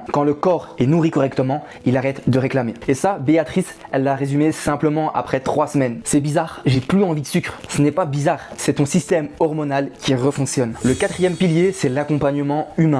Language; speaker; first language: French; native; French